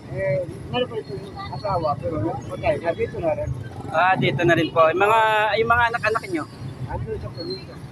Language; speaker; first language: Filipino; native; Filipino